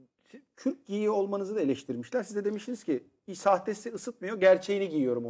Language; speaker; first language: Turkish; native; Turkish